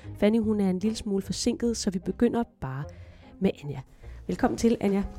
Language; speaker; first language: Danish; native; Danish